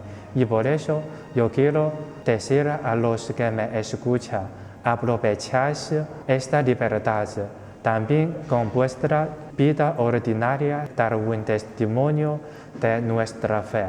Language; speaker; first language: Spanish; non-native, fluent; Chinese